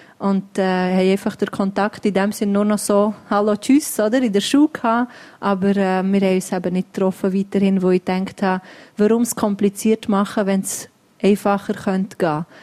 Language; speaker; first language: German; early bilingual, other home language; Albanian